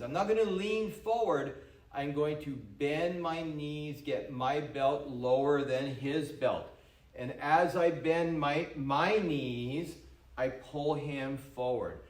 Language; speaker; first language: English; native; English